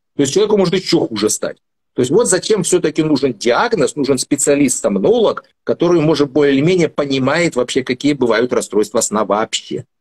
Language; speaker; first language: Russian; native; Russian